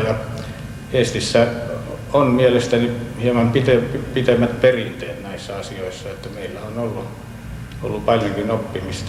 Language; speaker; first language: Finnish; native; Finnish